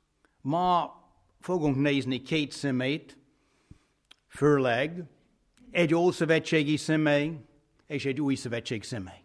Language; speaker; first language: Hungarian; non-native, fluent; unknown